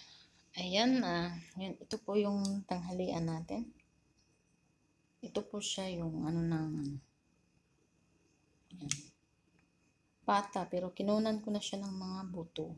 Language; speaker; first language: Filipino; native; Filipino